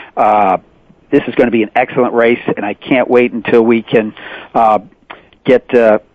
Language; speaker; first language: English; native; English